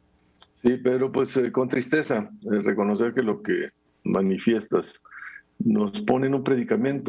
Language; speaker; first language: Spanish; native; Spanish